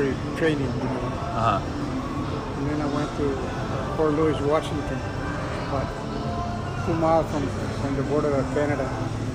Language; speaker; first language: English; non-native, fluent; Spanish